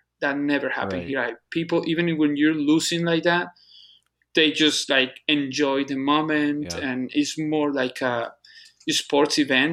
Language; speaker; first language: English; non-native, fluent; Spanish